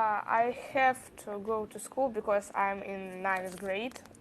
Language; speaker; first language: English; non-native, learner; Russian